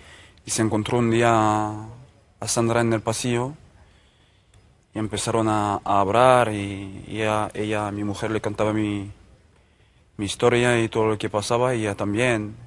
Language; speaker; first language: Spanish; non-native, fluent; French